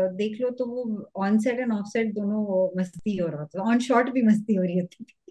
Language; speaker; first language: Hindi; native; Hindi